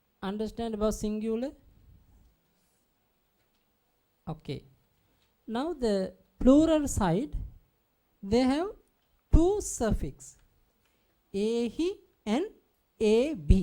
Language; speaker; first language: English; non-native, learner; Sinhala